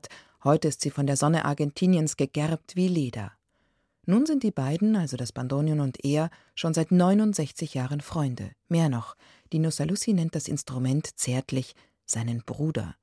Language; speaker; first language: German; native; German